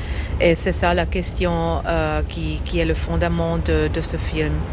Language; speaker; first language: French; non-native, fluent; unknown